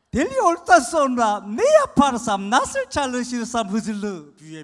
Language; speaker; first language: Turkish; non-native, fluent; Korean